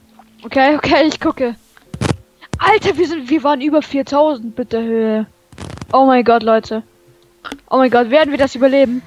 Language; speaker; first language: German; native; German